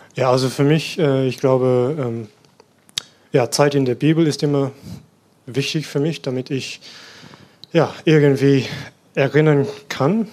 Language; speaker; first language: German; non-native, learner; English